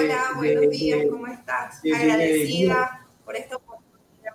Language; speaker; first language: Spanish; native; Spanish